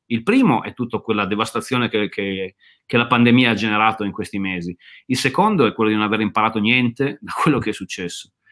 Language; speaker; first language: Italian; native; Italian